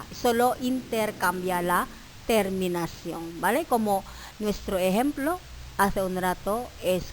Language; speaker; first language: Spanish; non-native, fluent; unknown